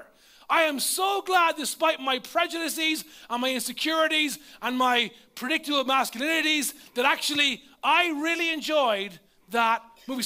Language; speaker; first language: English; native; English